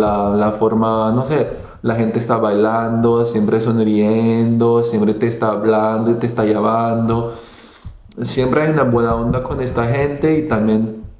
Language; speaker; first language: Spanish; non-native, fluent; Italian